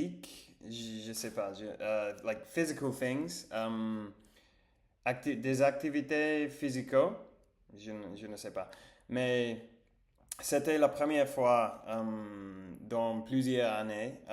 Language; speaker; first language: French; non-native, learner; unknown